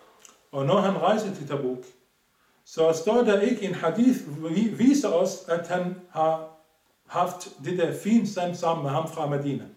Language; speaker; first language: Danish; non-native, fluent; Arabic